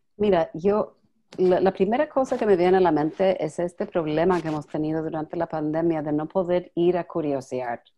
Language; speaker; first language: Spanish; non-native, fluent; English